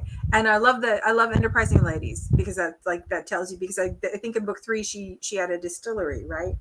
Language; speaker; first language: English; native; English